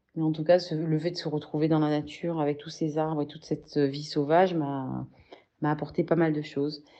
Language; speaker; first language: French; native; French